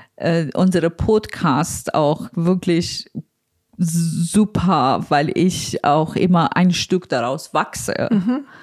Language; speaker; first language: German; non-native, fluent; Persian